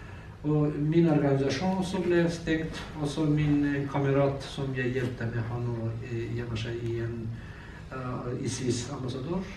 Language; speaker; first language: Norwegian; non-native, learner; Azerbaijani